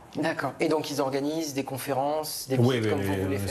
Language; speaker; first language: French; native; French